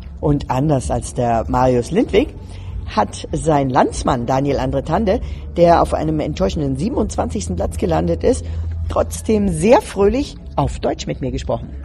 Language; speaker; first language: German; native; German